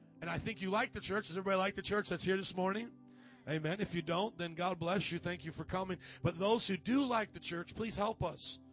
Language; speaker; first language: English; native; English